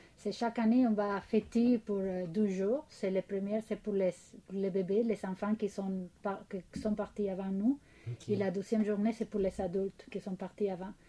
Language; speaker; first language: French; non-native, fluent; Spanish